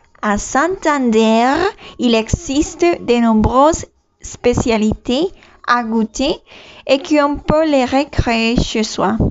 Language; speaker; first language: French; non-native, learner; Spanish